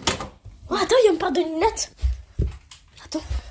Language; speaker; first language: French; native; French